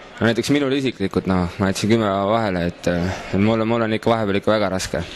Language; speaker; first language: Estonian; native; Estonian